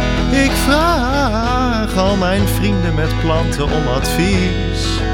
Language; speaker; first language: Dutch; native; Dutch